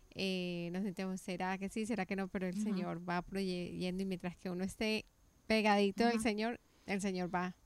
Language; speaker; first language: Spanish; native; Spanish